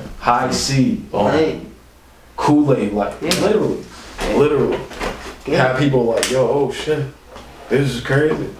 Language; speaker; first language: English; native; English